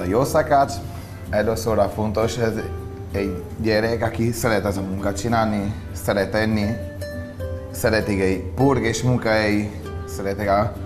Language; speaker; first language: Hungarian; non-native, learner; Italian